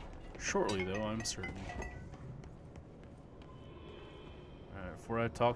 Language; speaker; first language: English; native; English